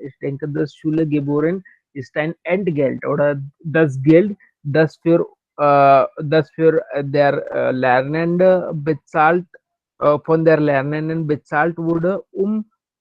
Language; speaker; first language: German; non-native, learner; Hindi